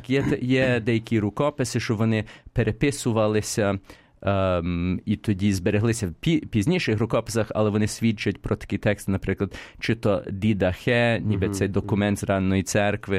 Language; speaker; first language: Ukrainian; early bilingual, heritage; Ukrainian